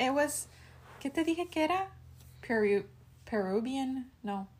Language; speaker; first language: Spanish; early bilingual, heritage; Spanish